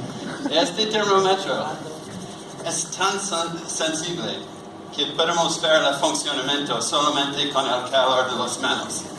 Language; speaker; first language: Spanish; non-native, learner; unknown